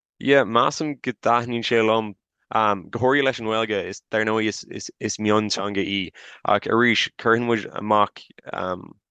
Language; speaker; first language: Irish; non-native, local second language; English